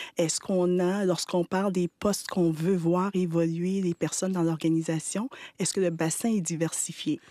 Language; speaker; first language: French; early bilingual, other home language; Haitian Creole